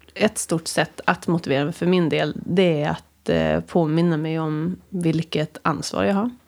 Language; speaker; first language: Swedish; native; Swedish